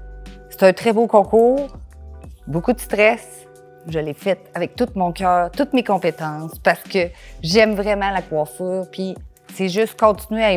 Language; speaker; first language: French; native; French